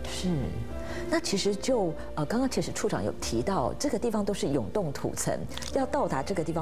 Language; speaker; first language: Chinese; native; Chinese